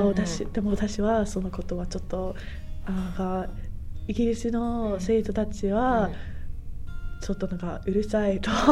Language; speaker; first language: Japanese; non-native, learner; English